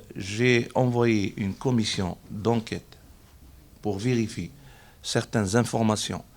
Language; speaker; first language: French; non-native, local second language; Arabic